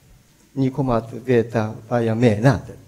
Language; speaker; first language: Swedish; non-native, learner; Japanese